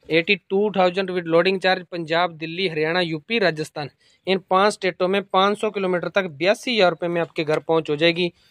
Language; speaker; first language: Hindi; non-native, local second language; Punjabi